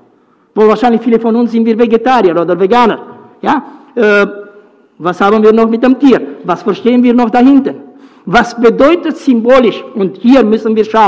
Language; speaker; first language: German; non-native, fluent; Romanian